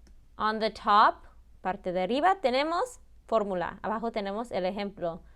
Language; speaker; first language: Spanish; early bilingual, heritage; Spanish